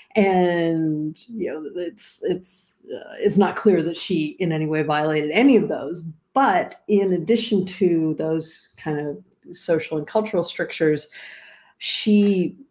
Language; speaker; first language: English; native; English